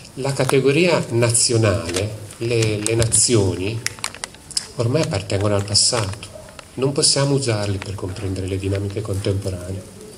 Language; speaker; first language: Italian; native; Italian